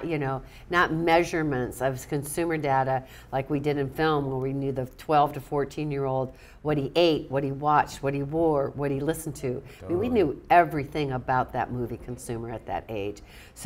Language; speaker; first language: English; native; English